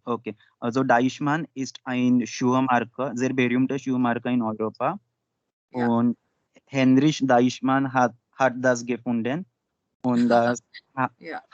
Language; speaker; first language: German; non-native, learner; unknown